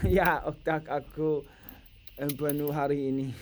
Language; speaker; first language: Indonesian; non-native, learner; English